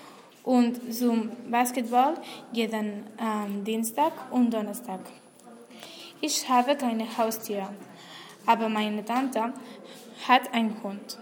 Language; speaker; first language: German; non-native, learner; Spanish